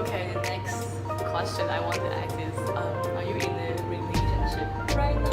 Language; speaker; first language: English; non-native, fluent; Chinese